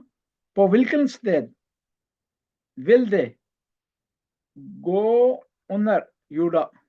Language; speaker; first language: Norwegian; non-native, learner; Urdu